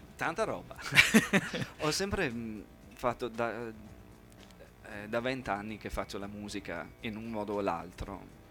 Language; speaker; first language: Italian; non-native, fluent; English